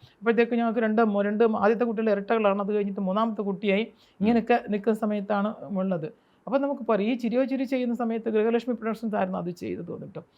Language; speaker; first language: Malayalam; native; Malayalam